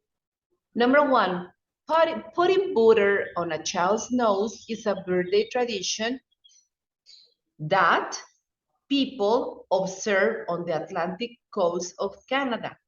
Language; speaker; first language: English; non-native, fluent; Spanish